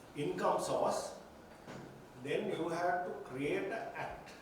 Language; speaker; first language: English; non-native, local second language; Sinhala